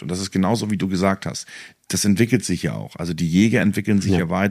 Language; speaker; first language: German; native; German